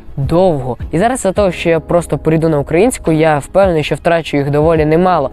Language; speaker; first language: Ukrainian; native; Ukrainian